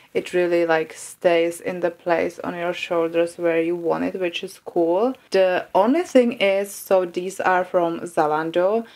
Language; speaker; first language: English; non-native, fluent; Czech